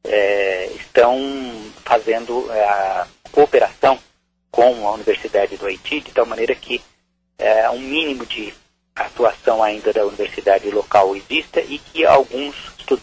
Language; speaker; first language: Portuguese; native; Portuguese